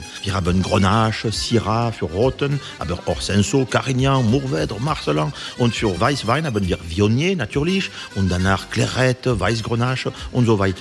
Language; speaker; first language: German; non-native, fluent; French